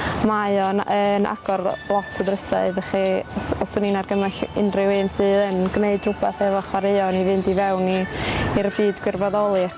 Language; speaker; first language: Welsh; native; Welsh